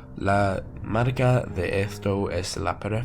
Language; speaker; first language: Spanish; non-native, learner; English